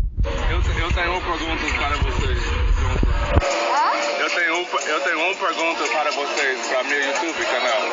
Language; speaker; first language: Portuguese; non-native, learner; English